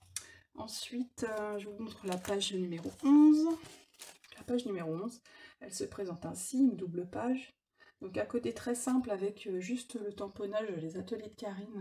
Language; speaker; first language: French; native; French